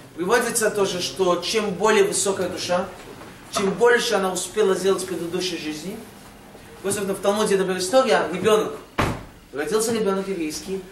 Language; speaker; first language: Russian; early bilingual, heritage; Russian